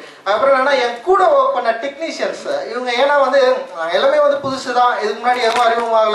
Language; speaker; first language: Tamil; native; Tamil